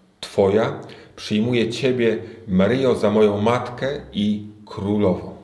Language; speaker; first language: Polish; native; Polish